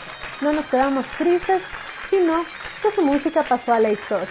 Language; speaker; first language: Spanish; native; Spanish